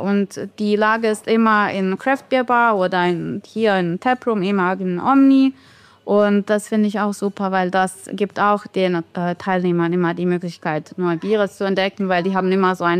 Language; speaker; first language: German; non-native, fluent; Bosnian